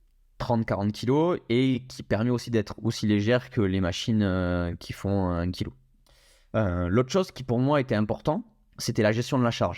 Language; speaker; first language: French; native; French